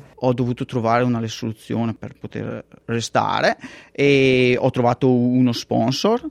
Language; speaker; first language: Italian; native; Italian